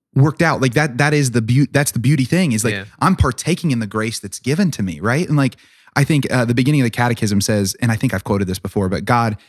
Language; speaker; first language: English; native; English